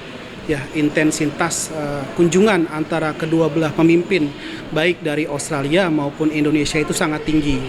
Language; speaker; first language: Indonesian; native; Indonesian